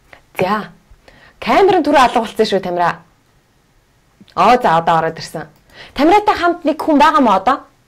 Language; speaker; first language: Mongolian; native; Mongolian